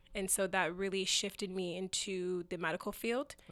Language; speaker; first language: English; early bilingual, other home language; Yoruba